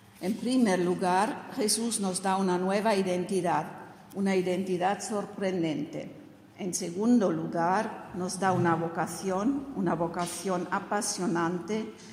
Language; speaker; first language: Spanish; non-native, fluent; German